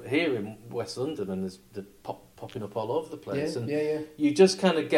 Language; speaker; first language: English; native; English